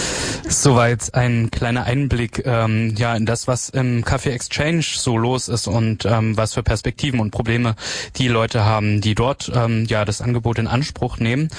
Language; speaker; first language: German; native; German